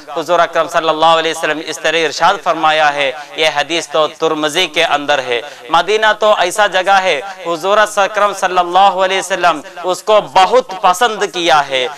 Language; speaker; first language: Urdu; non-native, local second language; Malayalam